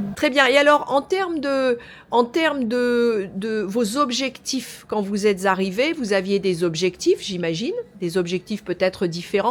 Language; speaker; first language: French; native; French